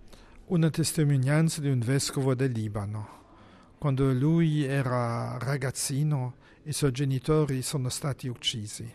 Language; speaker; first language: Italian; non-native, fluent; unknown